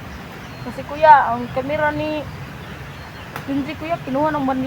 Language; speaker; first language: Filipino; non-native, local second language; Cebuano